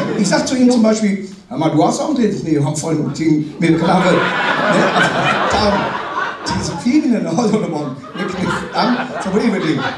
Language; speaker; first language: German; native; German